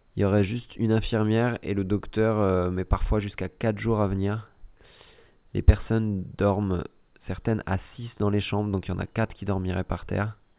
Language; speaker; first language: French; native; French